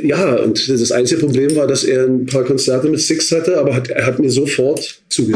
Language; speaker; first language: German; native; German